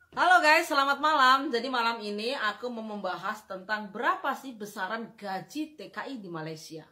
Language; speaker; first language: Indonesian; native; Indonesian